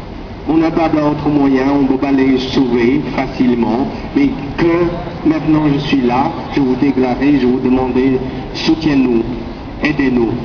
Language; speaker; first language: French; non-native, learner; Korean